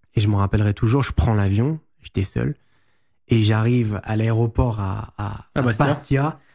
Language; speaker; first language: French; native; French